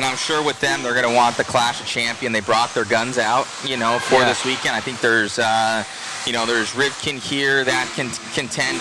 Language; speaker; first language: English; native; English